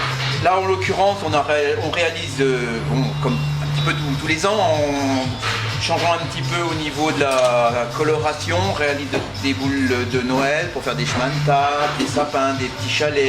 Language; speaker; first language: French; native; French